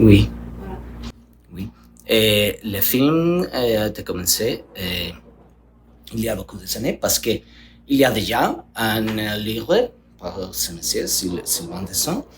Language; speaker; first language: French; non-native, learner; Spanish